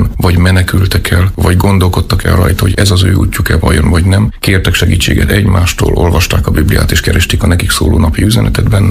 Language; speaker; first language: Hungarian; native; Hungarian